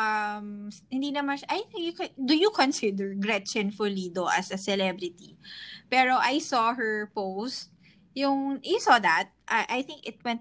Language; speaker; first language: English; non-native, local second language; Hiligaynon